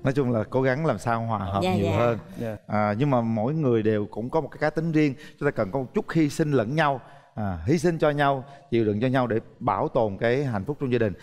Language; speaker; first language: Vietnamese; native; Vietnamese